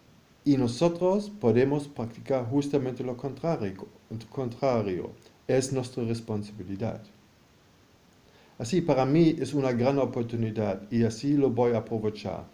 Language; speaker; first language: Spanish; non-native, fluent; German